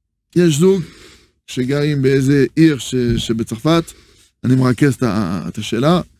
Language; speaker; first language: Hebrew; non-native, fluent; French